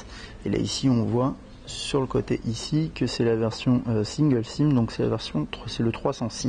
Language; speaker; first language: French; native; French